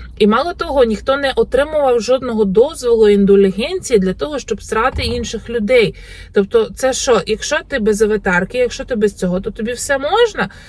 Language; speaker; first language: Ukrainian; native; Ukrainian